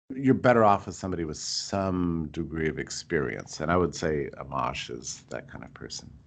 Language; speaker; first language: English; native; English